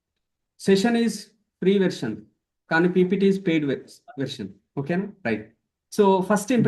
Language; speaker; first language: Telugu; native; Telugu